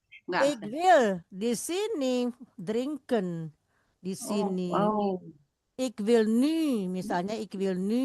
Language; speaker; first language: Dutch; non-native, fluent; Indonesian